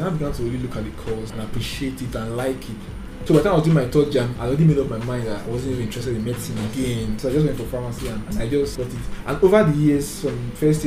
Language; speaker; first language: English; non-native, local second language; Yoruba